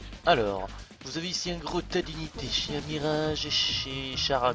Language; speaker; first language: French; native; French